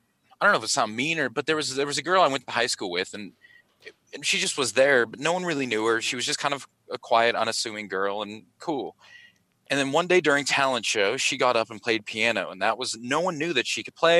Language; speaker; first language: English; native; English